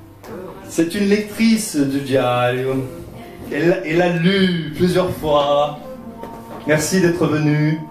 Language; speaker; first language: French; non-native, fluent; Portuguese